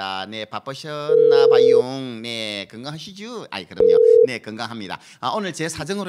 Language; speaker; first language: Korean; native; Korean